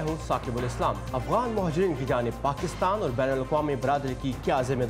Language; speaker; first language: Urdu; native; Urdu